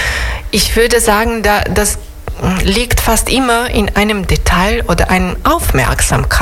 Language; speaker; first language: German; non-native, fluent; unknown